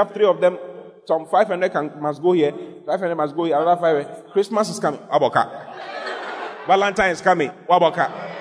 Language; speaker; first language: English; non-native, local second language; Akan